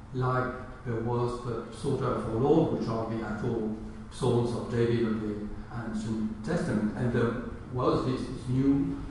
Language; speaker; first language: English; non-native, fluent; French